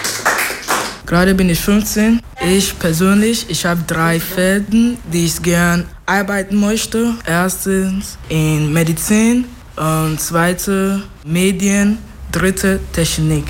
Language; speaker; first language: German; non-native, local second language; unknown